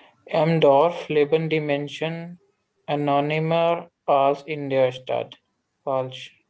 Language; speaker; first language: German; non-native, learner; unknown